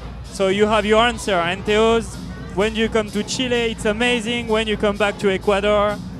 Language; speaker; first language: English; non-native, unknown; French